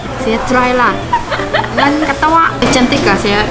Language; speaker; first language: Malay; non-native, local second language; Chinese